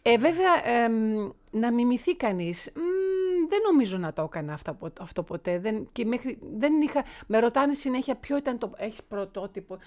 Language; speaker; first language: Greek; early bilingual, heritage; Greek